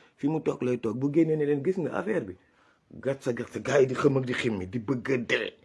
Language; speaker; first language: Wolof; non-native, local second language; Fula